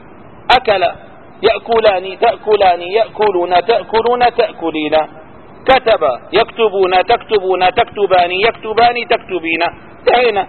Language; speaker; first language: Arabic; native; Arabic